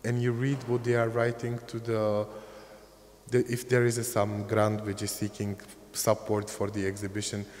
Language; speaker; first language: English; non-native, fluent; Czech